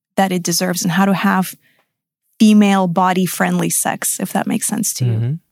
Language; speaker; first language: English; non-native, fluent; Russian